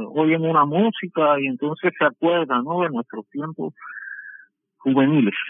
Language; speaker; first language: Spanish; native; Spanish